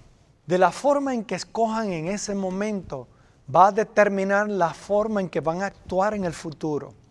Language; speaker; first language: Spanish; native; Spanish